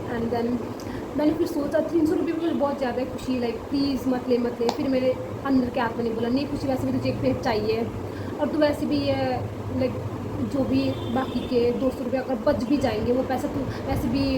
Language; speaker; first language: Hindi; non-native, local second language; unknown